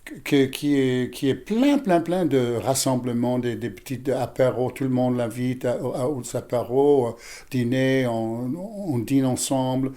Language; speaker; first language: French; non-native, fluent; English